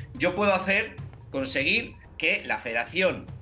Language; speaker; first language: Spanish; native; Spanish